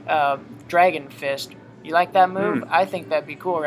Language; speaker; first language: English; native; English